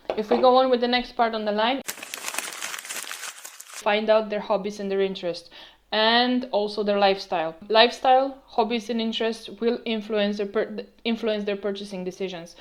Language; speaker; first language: English; non-native, fluent; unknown